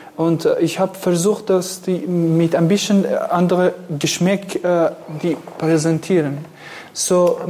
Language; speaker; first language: German; non-native, learner; Kurdish